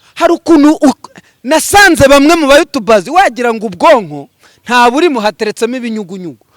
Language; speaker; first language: Kinyarwanda; native; Kinyarwanda